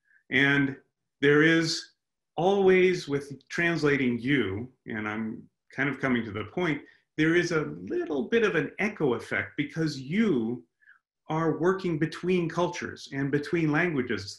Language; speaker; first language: English; native; English